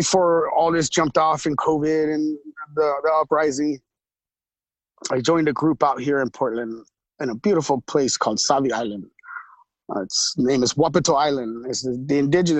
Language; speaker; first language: English; native; English